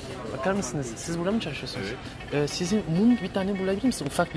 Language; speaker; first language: Turkish; non-native, learner; French